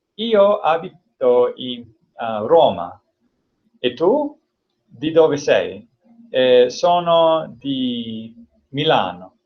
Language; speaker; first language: Italian; non-native, learner; English